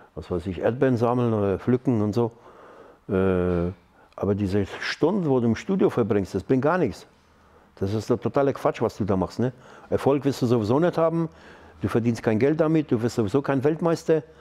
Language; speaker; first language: German; non-native, fluent; Polish